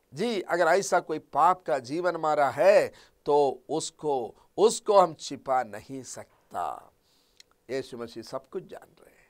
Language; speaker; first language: Hindi; non-native, local second language; Malayalam